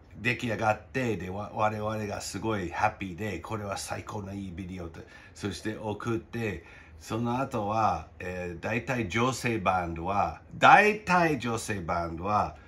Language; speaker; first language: Japanese; non-native, fluent; English